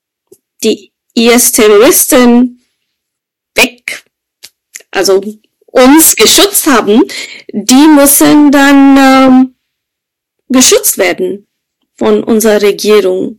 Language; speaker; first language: German; non-native, fluent; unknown